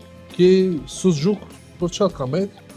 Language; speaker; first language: Albanian; native; Albanian